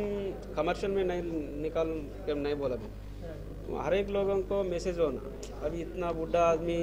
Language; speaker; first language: Hindi; non-native, local second language; Marathi